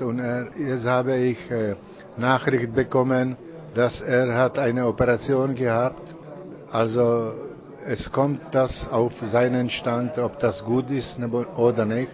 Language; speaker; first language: German; non-native, learner; Czech